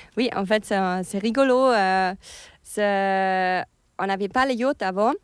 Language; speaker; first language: French; non-native, fluent; German